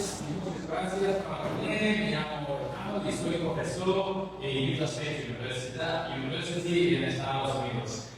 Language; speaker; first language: Spanish; non-native, learner; English